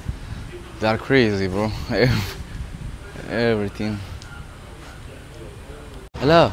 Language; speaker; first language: English; non-native, learner; Arabic